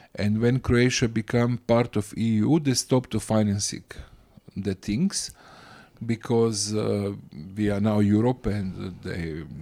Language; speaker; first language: English; non-native, fluent; Croatian